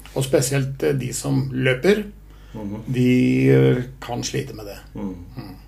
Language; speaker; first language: Norwegian; native; Norwegian